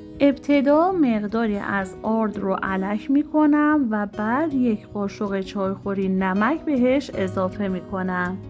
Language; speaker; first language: Persian; native; Persian